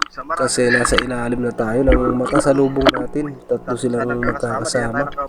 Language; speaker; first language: Filipino; non-native, local second language; Waray